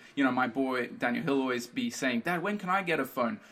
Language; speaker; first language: English; early bilingual, other home language; Portuguese